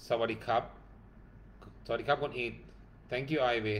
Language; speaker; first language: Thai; non-native, learner; Swedish